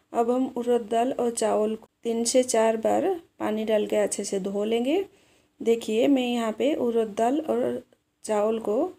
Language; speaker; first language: Hindi; native; Hindi